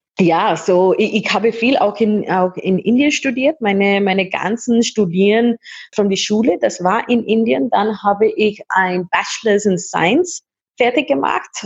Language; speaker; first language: German; non-native, learner; Hindi